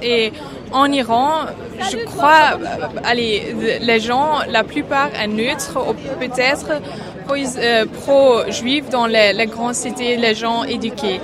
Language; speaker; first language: French; non-native, fluent; Persian